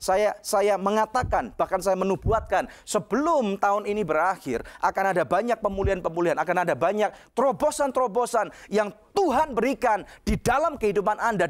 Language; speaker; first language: Indonesian; native; Indonesian